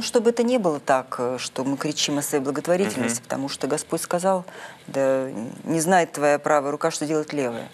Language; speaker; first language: Russian; native; Russian